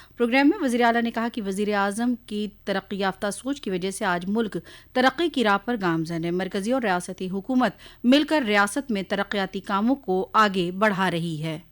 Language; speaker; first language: Urdu; native; Urdu